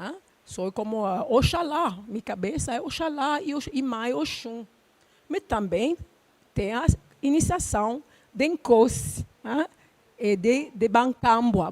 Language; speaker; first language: Portuguese; non-native, learner; Luba-Lulua